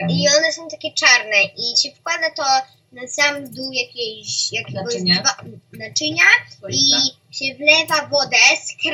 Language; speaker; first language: Polish; early bilingual, heritage; Polish